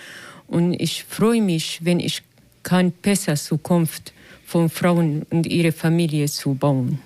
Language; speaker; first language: German; non-native, learner; Arabic